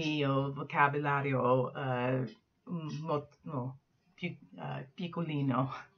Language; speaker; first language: Italian; non-native, learner; English